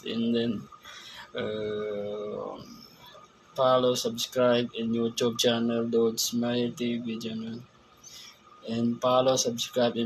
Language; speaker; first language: English; non-native, learner; Filipino